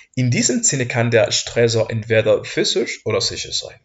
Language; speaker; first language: German; non-native, fluent; Spanish